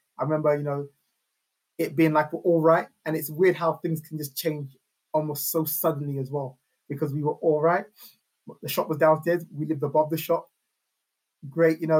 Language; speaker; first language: English; native; English